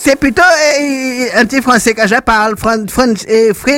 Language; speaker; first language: French; non-native, local second language; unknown